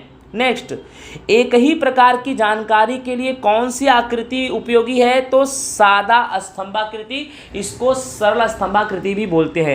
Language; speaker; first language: Hindi; non-native, local second language; Gujarati